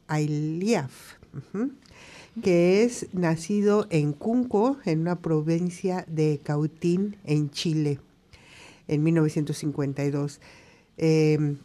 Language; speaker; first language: Spanish; native; Spanish